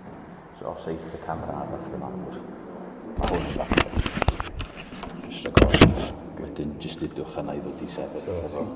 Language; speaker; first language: Welsh; native; Welsh